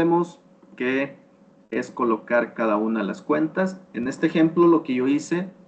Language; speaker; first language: Spanish; native; Spanish